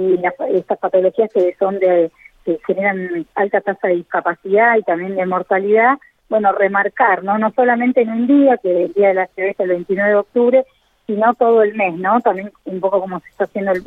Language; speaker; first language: Spanish; native; Spanish